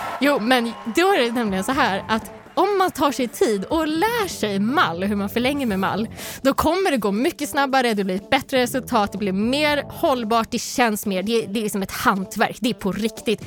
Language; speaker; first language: Swedish; native; Swedish